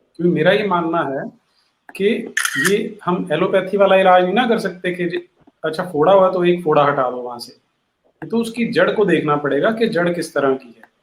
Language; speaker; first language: Hindi; native; Hindi